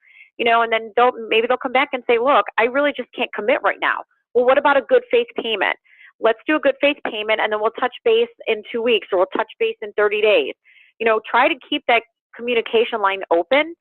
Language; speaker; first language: English; native; English